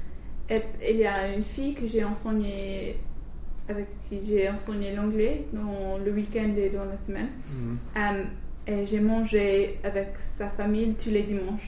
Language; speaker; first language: French; non-native, learner; English